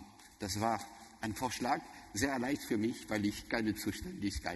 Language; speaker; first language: German; non-native, learner; French